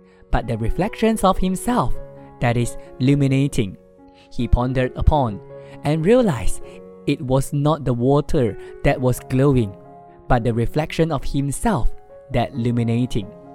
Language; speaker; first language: English; non-native, local second language; Chinese